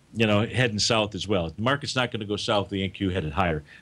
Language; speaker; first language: English; native; English